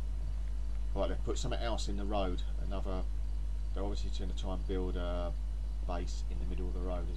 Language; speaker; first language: English; native; English